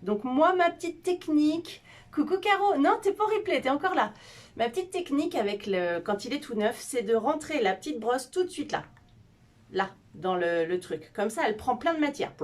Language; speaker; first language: French; native; French